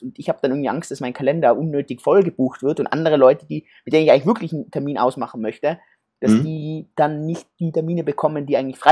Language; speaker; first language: German; native; German